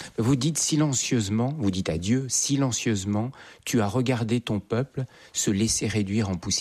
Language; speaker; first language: French; native; French